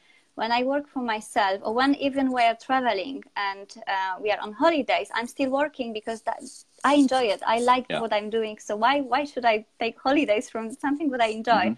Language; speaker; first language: English; non-native, fluent; Polish